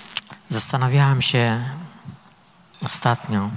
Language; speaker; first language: Polish; native; Polish